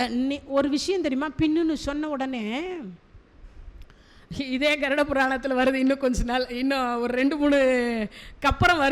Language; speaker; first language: Tamil; native; Tamil